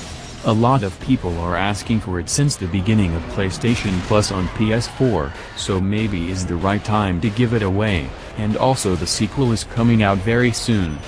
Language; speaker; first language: English; non-native, fluent; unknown